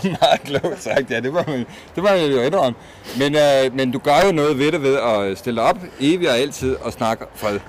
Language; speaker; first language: Danish; native; Danish